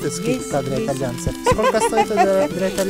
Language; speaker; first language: Russian; non-native, learner; Italian